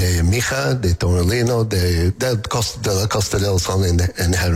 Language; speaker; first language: Spanish; non-native, learner; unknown